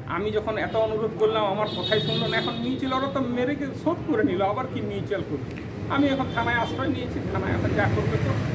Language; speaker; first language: Bangla; non-native, local second language; Santali